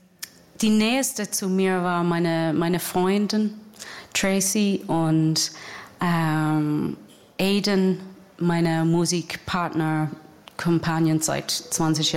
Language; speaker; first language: German; non-native, fluent; English